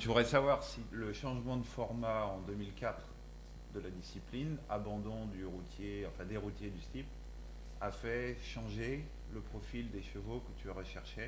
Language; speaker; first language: French; native; French